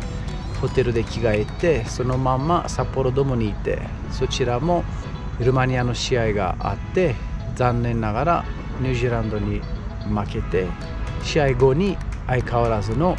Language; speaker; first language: Japanese; non-native, fluent; Romanian